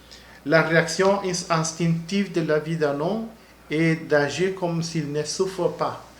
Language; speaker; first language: French; non-native, learner; Spanish